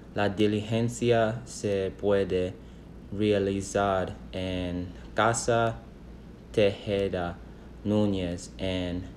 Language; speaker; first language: Spanish; non-native, learner; English